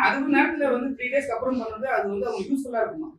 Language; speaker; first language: Tamil; native; Tamil